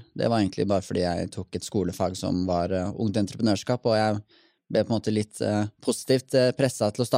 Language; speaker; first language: Norwegian; native; Norwegian